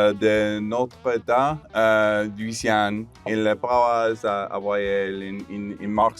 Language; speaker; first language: French; non-native, local second language; English